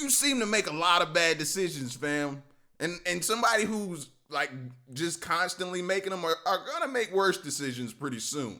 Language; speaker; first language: English; native; English